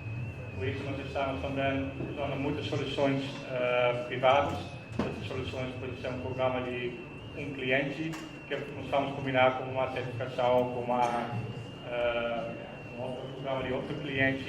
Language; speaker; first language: Portuguese; non-native, fluent; Dutch